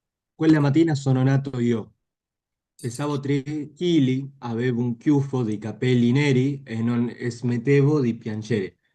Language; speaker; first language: Italian; non-native, learner; Spanish